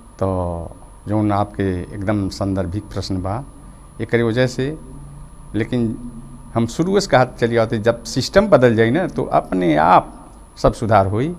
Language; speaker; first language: Bhojpuri; non-native, local second language; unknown